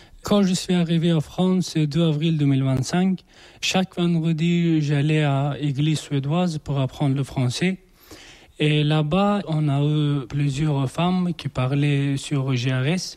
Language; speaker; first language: French; non-native, learner; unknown